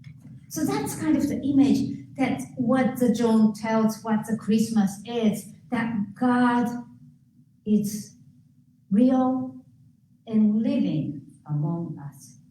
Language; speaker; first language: English; non-native, fluent; Japanese